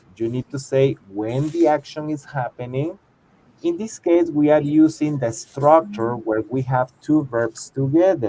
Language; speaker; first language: English; non-native, fluent; Spanish